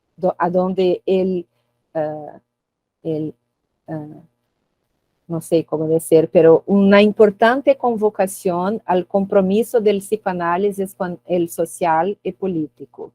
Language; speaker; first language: Spanish; non-native, learner; Portuguese